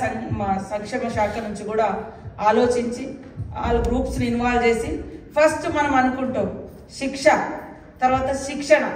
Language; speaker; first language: Telugu; native; Telugu